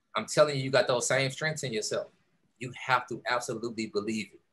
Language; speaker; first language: English; native; English